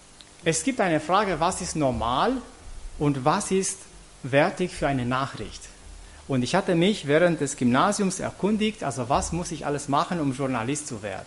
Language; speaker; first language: German; non-native, fluent; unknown